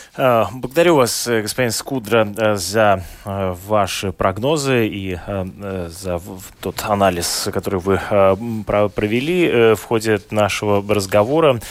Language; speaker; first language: Russian; native; Russian